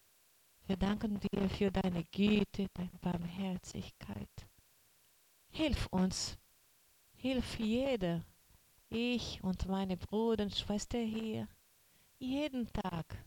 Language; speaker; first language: German; non-native, learner; Portuguese